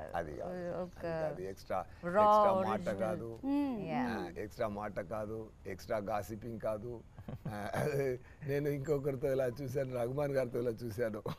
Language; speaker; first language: Telugu; non-native, learner; Tamil